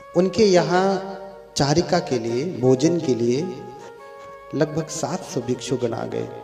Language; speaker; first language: Hindi; native; Hindi